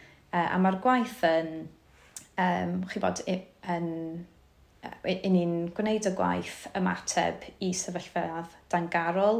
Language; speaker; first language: Welsh; native; Welsh